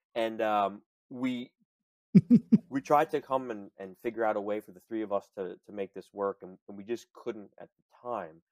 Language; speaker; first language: English; native; English